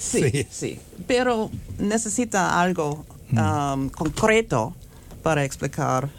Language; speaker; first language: Spanish; non-native, fluent; English